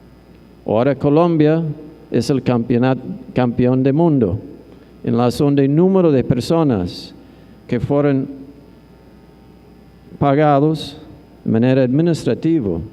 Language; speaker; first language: Spanish; non-native, fluent; English